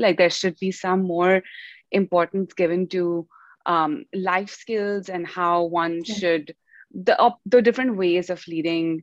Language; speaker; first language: English; non-native, local second language; Hindi